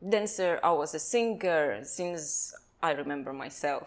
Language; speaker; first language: English; non-native, learner; Kazakh